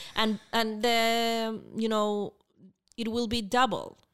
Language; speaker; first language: English; non-native, fluent; Spanish